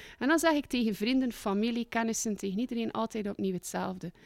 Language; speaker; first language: Dutch; native; Dutch